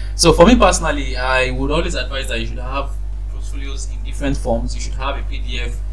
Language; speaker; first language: English; non-native, local second language; Yoruba